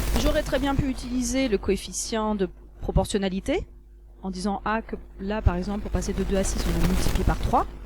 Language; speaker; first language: French; native; French